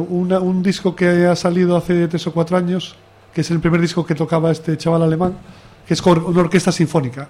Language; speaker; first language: Spanish; native; Spanish